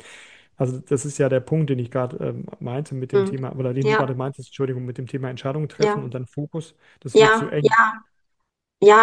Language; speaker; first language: German; native; German